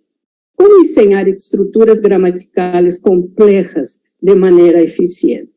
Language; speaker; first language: Spanish; non-native, fluent; Portuguese